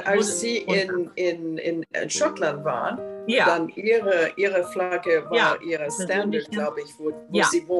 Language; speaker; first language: German; non-native, fluent; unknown